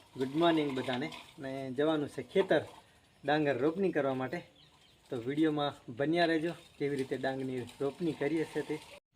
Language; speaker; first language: Gujarati; native; Gujarati